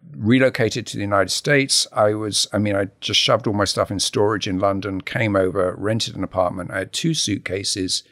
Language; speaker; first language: English; native; English